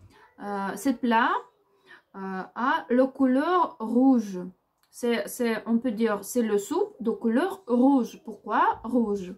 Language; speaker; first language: French; non-native, learner; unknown